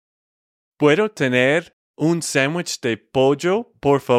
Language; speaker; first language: Spanish; non-native, fluent; English